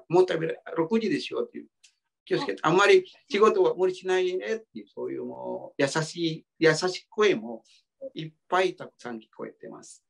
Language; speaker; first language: Japanese; non-native, fluent; Indonesian